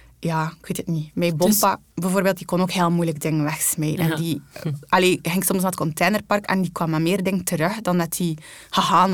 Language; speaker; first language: Dutch; native; Dutch